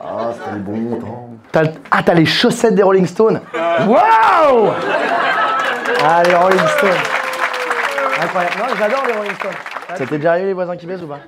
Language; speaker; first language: French; native; French